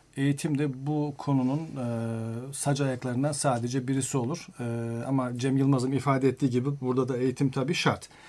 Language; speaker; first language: Turkish; native; Turkish